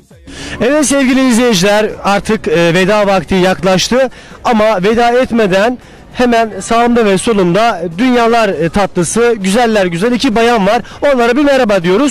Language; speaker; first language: Turkish; native; Turkish